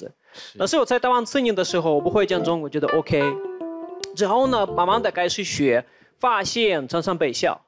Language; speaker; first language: Chinese; non-native, fluent; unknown